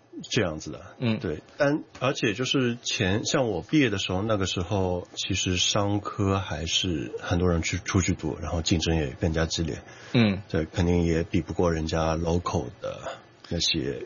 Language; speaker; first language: Chinese; native; Chinese